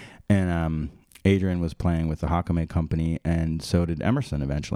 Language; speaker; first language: English; native; English